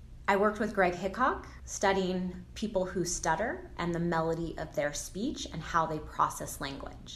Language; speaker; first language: English; native; English